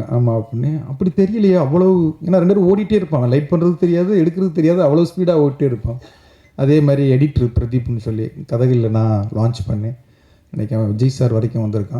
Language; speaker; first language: Tamil; native; Tamil